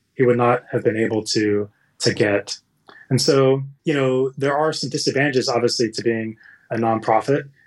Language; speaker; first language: English; native; English